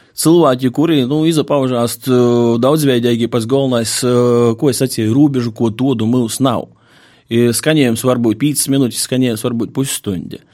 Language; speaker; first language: Latvian; native; Latvian